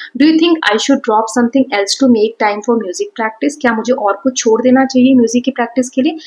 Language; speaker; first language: Hindi; native; Hindi